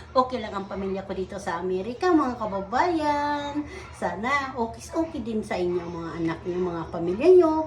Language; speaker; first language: Filipino; non-native, local second language; Cebuano